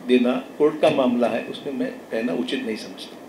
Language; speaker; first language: Hindi; non-native, local second language; Marathi